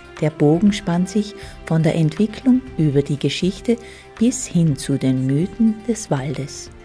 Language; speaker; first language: German; native; German